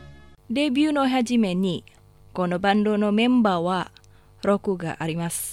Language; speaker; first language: Japanese; non-native, learner; Indonesian